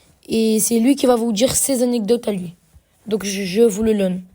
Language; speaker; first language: French; native; French